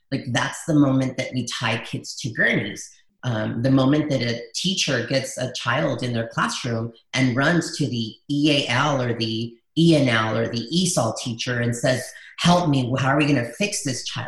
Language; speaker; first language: English; early bilingual, other home language; Spanish